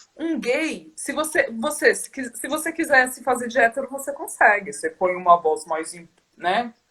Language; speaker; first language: Portuguese; native; Portuguese